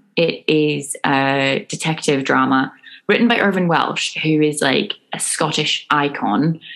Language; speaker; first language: English; native; English